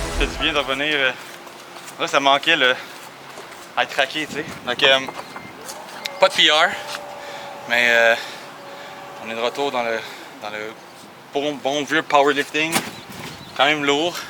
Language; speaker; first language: French; native; French